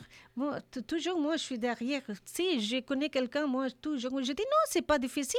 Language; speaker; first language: French; non-native, learner; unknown